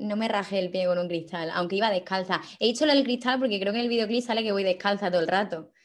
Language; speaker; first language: Spanish; native; Spanish